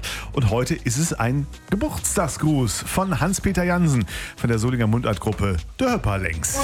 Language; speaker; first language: German; native; German